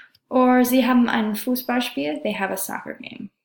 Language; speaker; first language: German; non-native, fluent; English